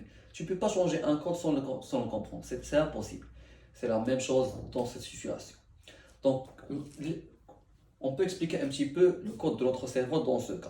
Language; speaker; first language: French; non-native, learner; Arabic